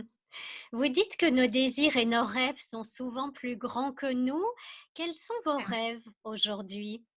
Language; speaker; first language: French; native; French